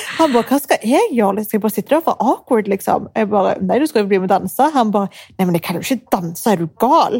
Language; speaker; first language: Norwegian; early bilingual, other home language; Arabic